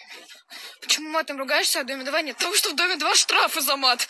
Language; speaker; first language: Russian; native; Russian